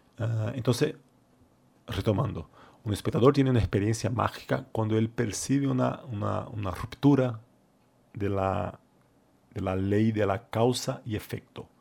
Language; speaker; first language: Spanish; non-native, fluent; Portuguese